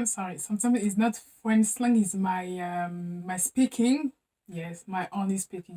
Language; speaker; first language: English; non-native, learner; French